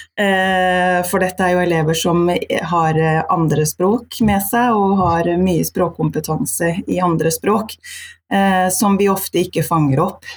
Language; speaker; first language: Norwegian; native; Norwegian